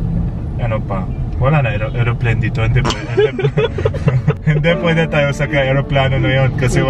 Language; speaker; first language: Filipino; non-native, learner; Arabic